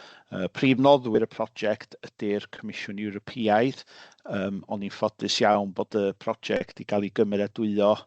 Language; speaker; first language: Welsh; native; Welsh